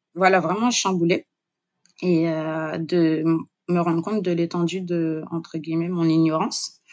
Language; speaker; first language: French; native; French